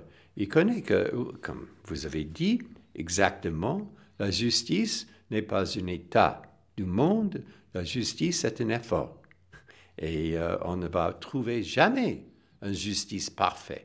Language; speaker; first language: French; non-native, fluent; English